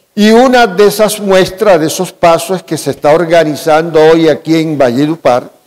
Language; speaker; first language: Spanish; native; Spanish